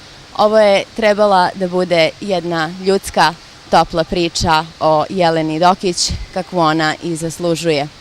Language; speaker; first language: Bosnian; native; Bosnian